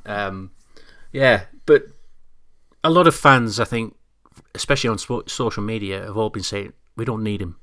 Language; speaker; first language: English; native; English